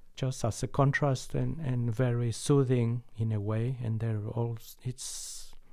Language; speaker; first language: English; non-native, fluent; Spanish